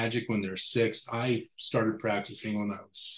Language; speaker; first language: English; native; English